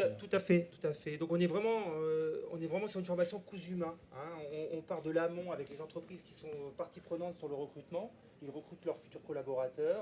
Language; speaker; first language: French; native; French